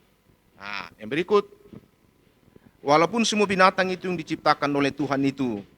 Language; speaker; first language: Indonesian; native; Indonesian